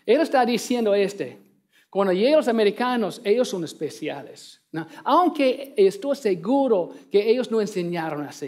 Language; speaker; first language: Spanish; non-native, learner; English